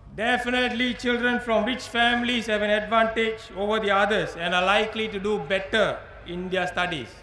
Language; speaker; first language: English; non-native, local second language; Tamil